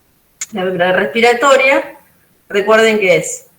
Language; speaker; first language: Spanish; native; Spanish